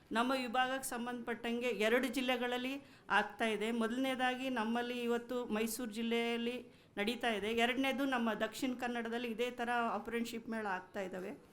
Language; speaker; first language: Kannada; native; Kannada